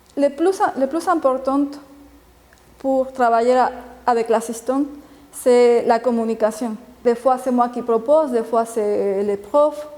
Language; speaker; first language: French; non-native, fluent; Spanish